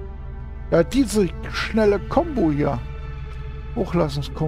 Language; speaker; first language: German; native; German